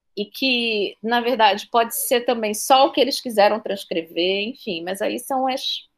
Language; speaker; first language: Portuguese; native; Portuguese